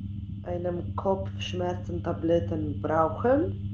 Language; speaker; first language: German; non-native, learner; Macedonian